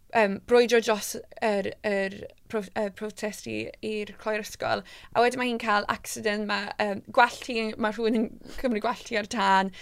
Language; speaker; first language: Welsh; non-native, local second language; English